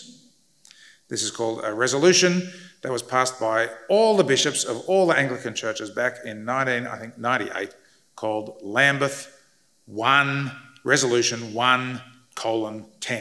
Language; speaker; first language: English; native; English